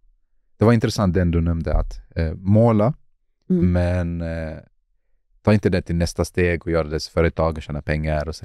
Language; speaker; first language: Swedish; non-native, fluent; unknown